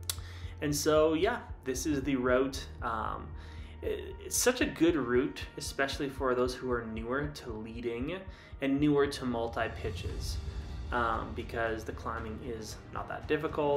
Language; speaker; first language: English; native; English